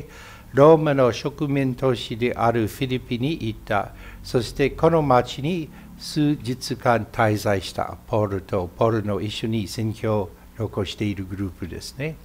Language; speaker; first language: Japanese; non-native, fluent; English